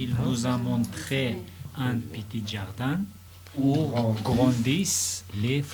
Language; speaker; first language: French; non-native, learner; Russian